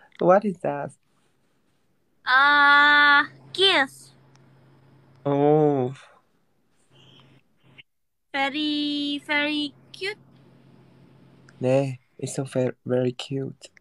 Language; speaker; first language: English; non-native, learner; Vietnamese